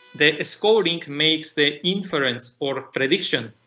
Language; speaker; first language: English; non-native, fluent; Spanish